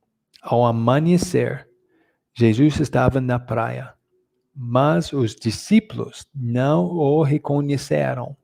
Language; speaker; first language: Portuguese; non-native, fluent; English